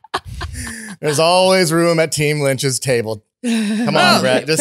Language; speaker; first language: English; native; English